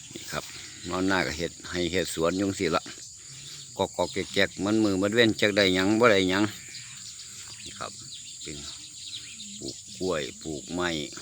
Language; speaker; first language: Thai; native; Thai